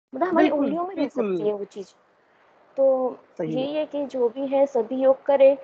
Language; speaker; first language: Hindi; native; Hindi